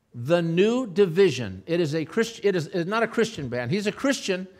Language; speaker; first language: English; native; English